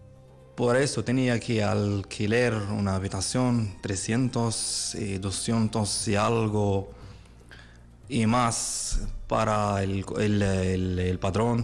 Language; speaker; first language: Spanish; non-native, fluent; Arabic